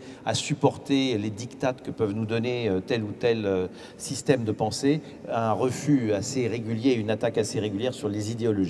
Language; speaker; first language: French; native; French